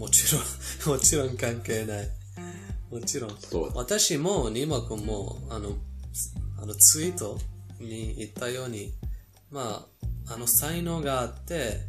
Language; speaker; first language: Japanese; non-native, fluent; Persian